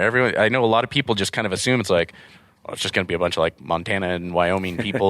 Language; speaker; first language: English; native; English